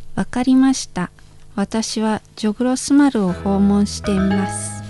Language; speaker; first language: Japanese; non-native, fluent; Indonesian